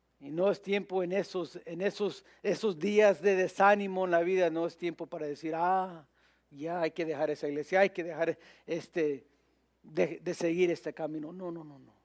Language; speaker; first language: Spanish; early bilingual, heritage; Spanish